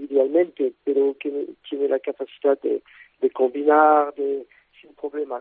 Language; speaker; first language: Spanish; non-native, fluent; French